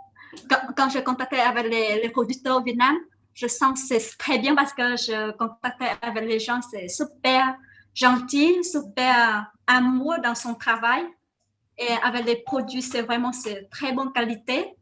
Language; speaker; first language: French; non-native, learner; Vietnamese